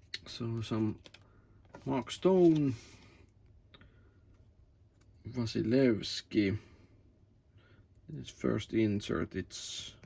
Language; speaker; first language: English; non-native, learner; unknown